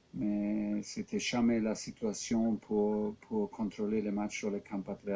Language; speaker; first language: French; non-native, fluent; German